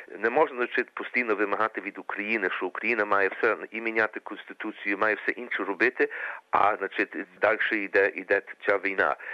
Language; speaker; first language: Ukrainian; early bilingual, heritage; Ukrainian